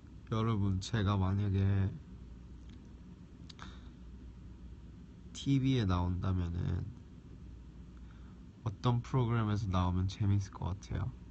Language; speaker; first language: Korean; early bilingual, heritage; Korean